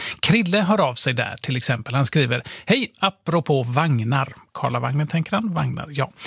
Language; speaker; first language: Swedish; native; Swedish